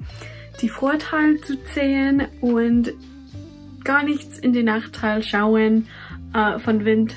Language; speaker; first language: German; non-native, fluent; English